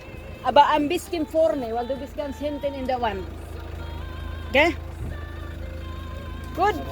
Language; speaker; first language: German; non-native, learner; Cebuano